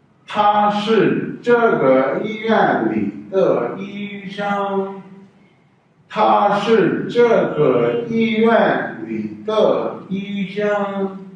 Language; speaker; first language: Chinese; non-native, fluent; Urdu